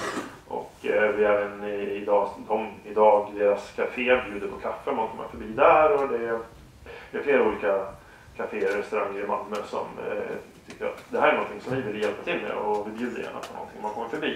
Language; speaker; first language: Swedish; native; Swedish